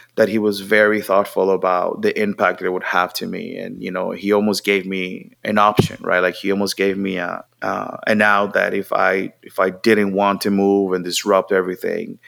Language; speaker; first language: English; non-native, fluent; Spanish